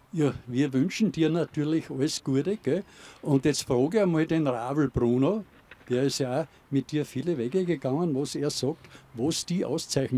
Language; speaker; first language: German; native; German